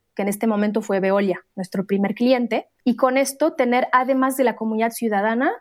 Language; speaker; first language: Spanish; non-native, fluent; Arabic